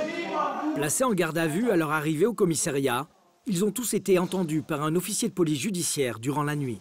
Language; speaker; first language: French; native; French